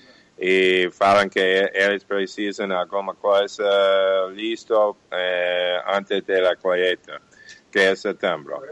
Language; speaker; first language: Portuguese; non-native, fluent; English